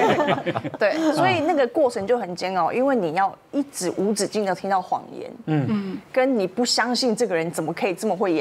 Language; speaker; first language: Chinese; native; Chinese